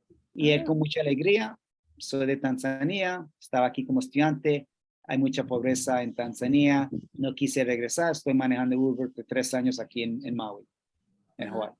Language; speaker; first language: Spanish; non-native, fluent; English